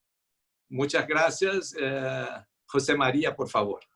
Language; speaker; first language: Spanish; non-native, fluent; Portuguese